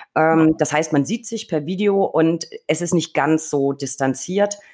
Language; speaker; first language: German; native; German